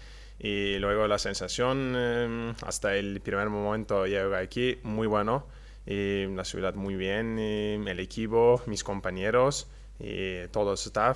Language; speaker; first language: Spanish; non-native, learner; Turkish